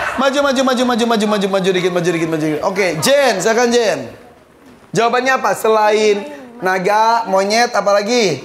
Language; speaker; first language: Indonesian; native; Indonesian